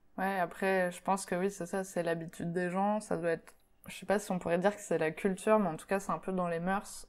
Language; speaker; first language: French; native; French